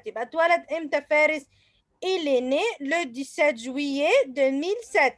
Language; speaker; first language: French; non-native, fluent; Arabic